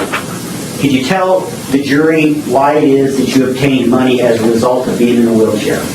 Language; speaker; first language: English; native; English